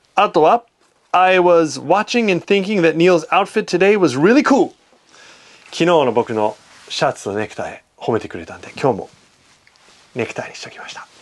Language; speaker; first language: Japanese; non-native, fluent; English